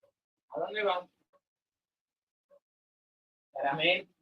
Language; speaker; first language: Spanish; early bilingual, heritage; Spanish